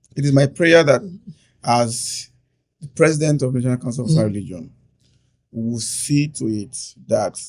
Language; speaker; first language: English; non-native, local second language; Yoruba